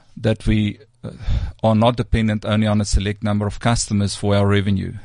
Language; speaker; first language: English; non-native, local second language; Afrikaans